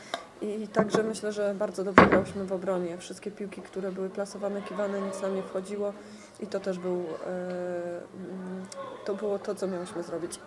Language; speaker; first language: Polish; native; Polish